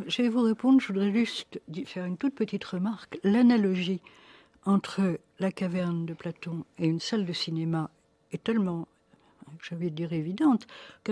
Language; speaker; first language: French; native; French